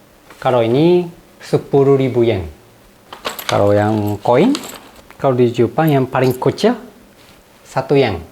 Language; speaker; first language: Indonesian; non-native, fluent; Japanese